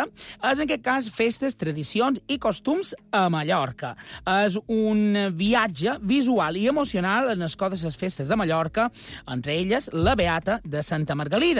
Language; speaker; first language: Catalan; native; Catalan